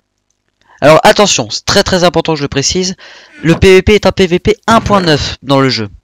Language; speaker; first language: French; native; French